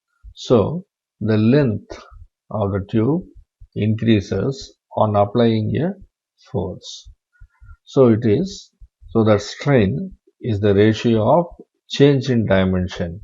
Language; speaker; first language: English; non-native, local second language; Tamil